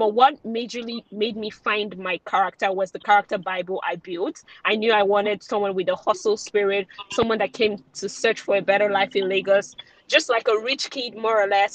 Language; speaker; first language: English; non-native, local second language; Yoruba